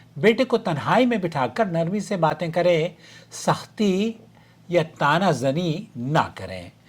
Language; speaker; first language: Urdu; native; Urdu